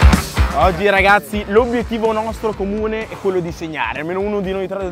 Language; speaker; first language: Italian; native; Italian